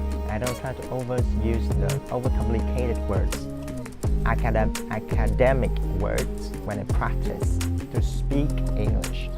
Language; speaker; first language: English; non-native, fluent; Vietnamese